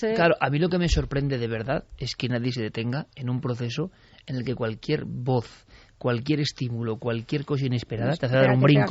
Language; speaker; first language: Spanish; native; Spanish